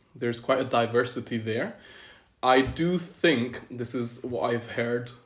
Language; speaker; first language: English; early bilingual, other home language; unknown